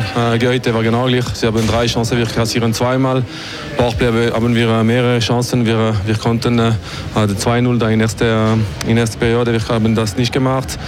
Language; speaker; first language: German; non-native, local second language; French